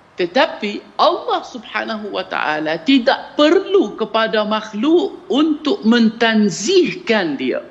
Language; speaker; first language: Malay; non-native, fluent; Arabic